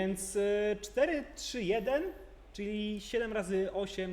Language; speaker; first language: Polish; native; Polish